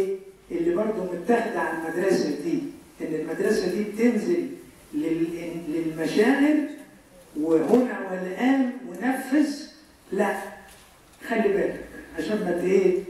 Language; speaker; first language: Arabic; native; Arabic